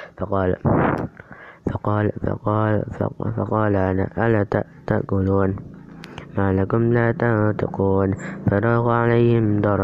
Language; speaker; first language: Arabic; non-native, learner; Indonesian